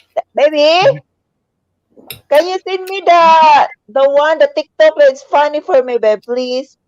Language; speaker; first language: English; non-native, local second language; Filipino